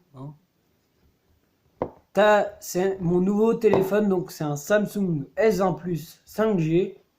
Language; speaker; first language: French; native; French